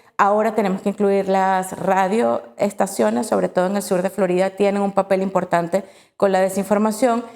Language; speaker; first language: Spanish; native; Spanish